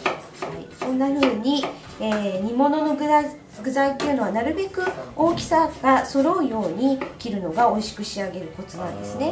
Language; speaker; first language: Japanese; native; Japanese